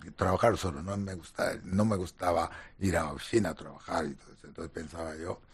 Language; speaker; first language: Spanish; non-native, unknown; Japanese